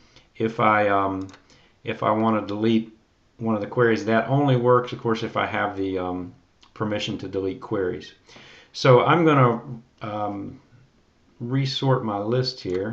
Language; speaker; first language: English; native; English